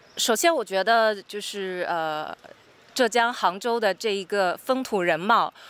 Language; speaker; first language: Chinese; native; Chinese